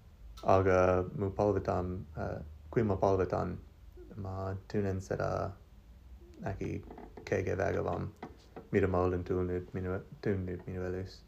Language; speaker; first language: Estonian; non-native, learner; English